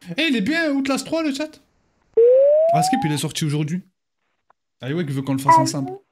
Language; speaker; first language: French; native; French